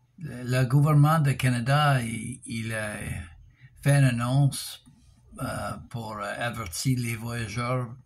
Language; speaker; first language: French; non-native, local second language; English